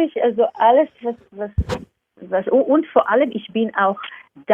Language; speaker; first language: German; non-native, fluent; Hebrew